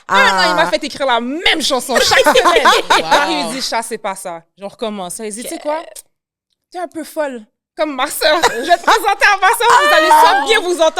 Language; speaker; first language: French; native; French